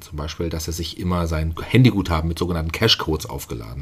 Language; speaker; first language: German; native; German